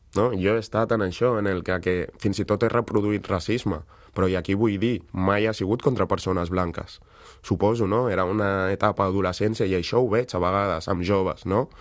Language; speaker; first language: Catalan; early bilingual, other home language; Wolof